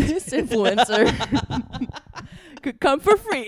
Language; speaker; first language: English; non-native, fluent; Latvian